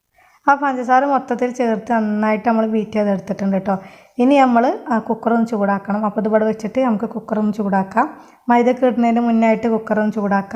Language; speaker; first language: Malayalam; native; Malayalam